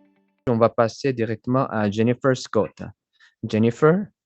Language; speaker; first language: French; non-native, fluent; Korean